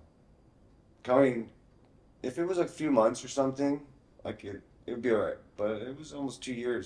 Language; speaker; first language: English; native; English